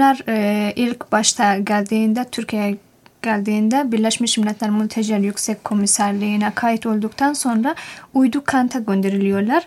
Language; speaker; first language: Turkish; non-native, fluent; Persian